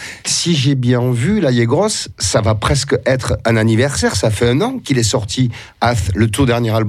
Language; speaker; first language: French; native; French